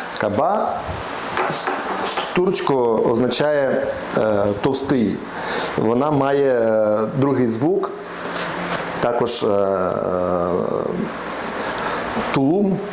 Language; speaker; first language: Ukrainian; non-native, local second language; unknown